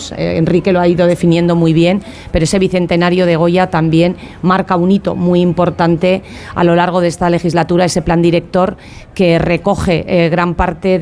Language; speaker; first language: Spanish; native; Spanish